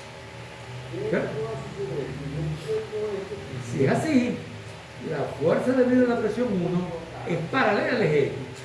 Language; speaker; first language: Spanish; native; Spanish